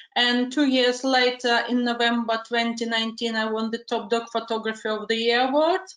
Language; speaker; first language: English; non-native, fluent; Ukrainian